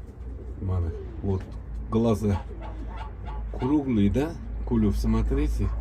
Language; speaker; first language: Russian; non-native, local second language; Uzbek